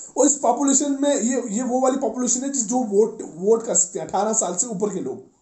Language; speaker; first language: Hindi; non-native, local second language; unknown